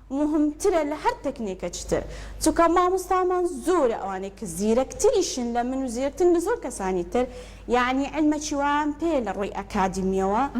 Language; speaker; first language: Central Kurdish; early bilingual, heritage; Central Kurdish